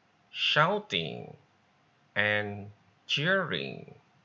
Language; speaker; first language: English; non-native, fluent; Vietnamese